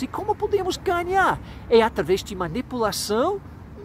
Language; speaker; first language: Portuguese; non-native, fluent; English